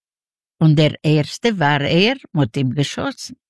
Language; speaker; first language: German; non-native, learner; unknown